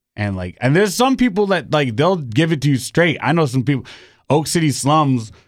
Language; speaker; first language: English; native; English